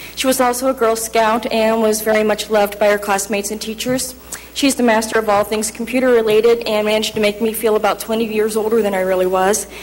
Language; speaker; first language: English; native; English